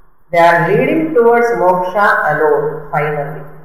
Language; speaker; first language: English; non-native, local second language; Tamil